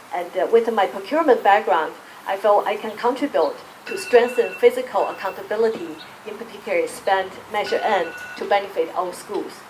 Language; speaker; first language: English; non-native, fluent; Chinese